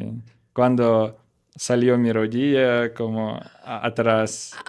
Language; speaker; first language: Spanish; non-native, learner; Russian